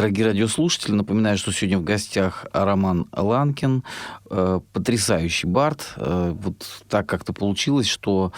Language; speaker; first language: Russian; native; Russian